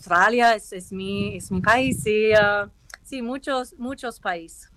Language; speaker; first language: Spanish; non-native, learner; English